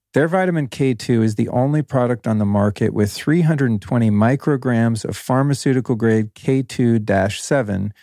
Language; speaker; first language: English; native; English